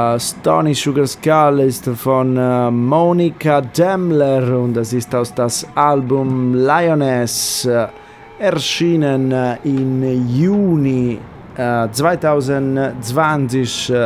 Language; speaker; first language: German; non-native, fluent; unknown